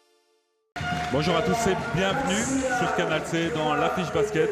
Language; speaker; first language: French; native; French